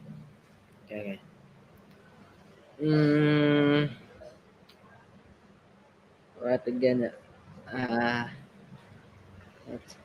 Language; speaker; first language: English; non-native, learner; Indonesian